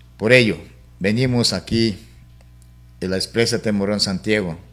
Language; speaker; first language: Spanish; native; Spanish